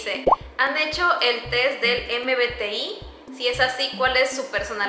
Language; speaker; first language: Spanish; native; Spanish